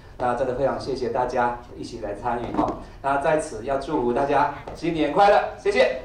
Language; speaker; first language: Chinese; native; Chinese